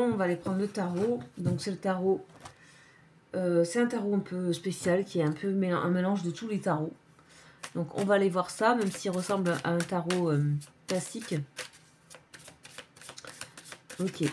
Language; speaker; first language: French; native; French